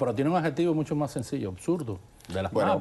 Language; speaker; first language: Spanish; native; Spanish